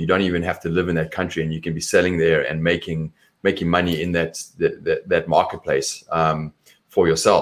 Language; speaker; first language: English; native; English